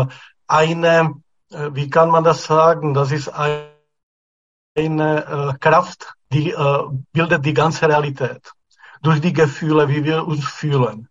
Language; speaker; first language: German; non-native, fluent; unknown